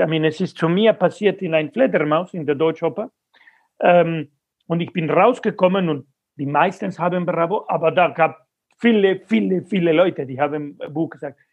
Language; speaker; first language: German; non-native, fluent; Spanish